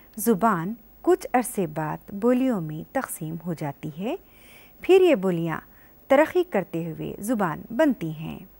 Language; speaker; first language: Urdu; native; Urdu